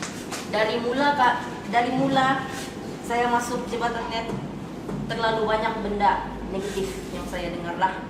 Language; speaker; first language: Malay; native; Malay